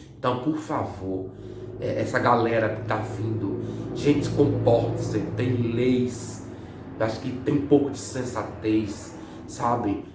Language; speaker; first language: Portuguese; native; Portuguese